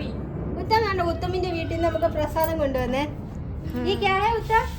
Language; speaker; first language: Malayalam; native; Malayalam